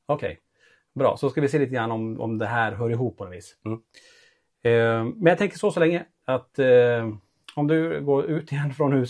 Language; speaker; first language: Swedish; native; Swedish